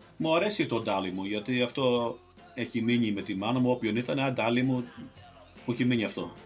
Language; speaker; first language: Greek; early bilingual, heritage; Greek